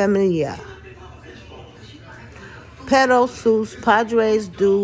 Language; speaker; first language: Spanish; non-native, learner; English